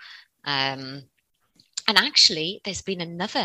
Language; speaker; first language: English; native; English